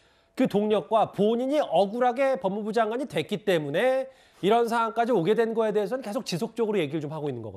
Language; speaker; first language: Korean; native; Korean